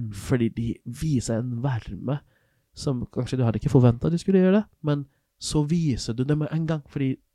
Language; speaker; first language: Norwegian; non-native, fluent; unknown